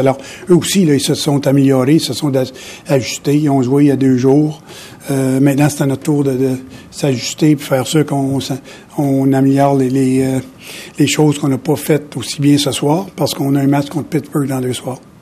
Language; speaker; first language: French; native; French